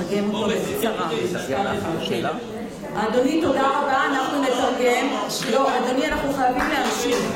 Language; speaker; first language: Hebrew; native; Hebrew